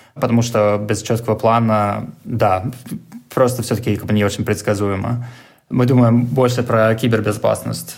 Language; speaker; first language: Russian; non-native, fluent; English